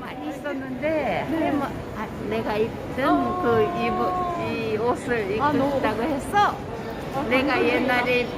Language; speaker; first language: Korean; early bilingual, heritage; Korean